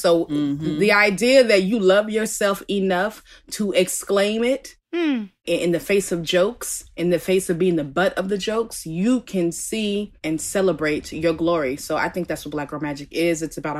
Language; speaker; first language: English; native; English